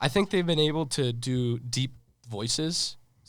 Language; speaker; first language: English; native; English